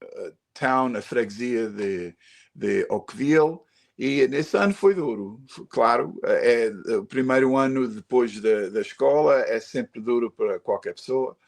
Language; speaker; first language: Portuguese; early bilingual, heritage; Portuguese